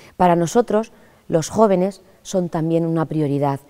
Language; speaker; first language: Spanish; native; Spanish